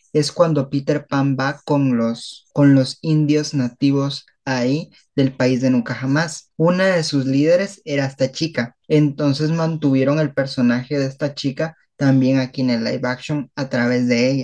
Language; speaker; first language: Spanish; native; Spanish